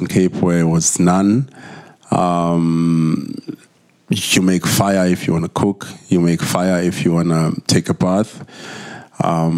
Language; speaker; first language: English; non-native, local second language; Zulu